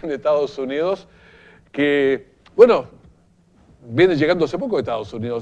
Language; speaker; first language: Spanish; native; Spanish